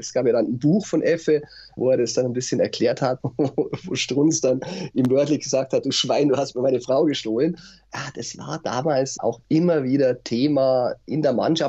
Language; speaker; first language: German; native; German